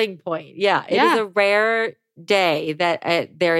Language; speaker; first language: English; native; English